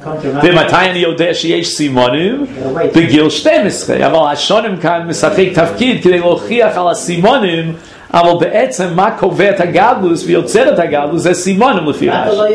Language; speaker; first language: Hebrew; non-native, fluent; English